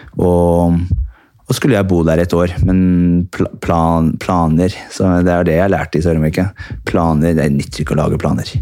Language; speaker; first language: Norwegian; early bilingual, heritage; Norwegian